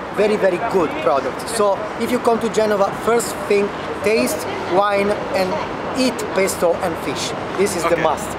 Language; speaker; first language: English; non-native, learner; Italian